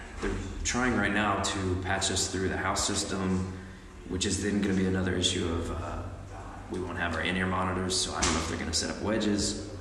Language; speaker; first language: English; native; English